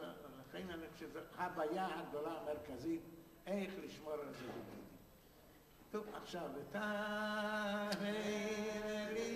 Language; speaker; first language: Hebrew; non-native, fluent; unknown